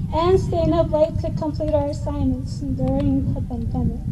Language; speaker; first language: English; native; English